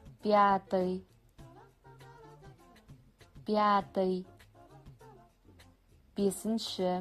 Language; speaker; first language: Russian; non-native, fluent; Kazakh